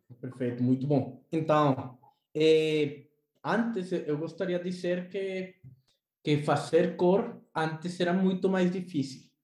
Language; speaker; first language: Portuguese; non-native, learner; Spanish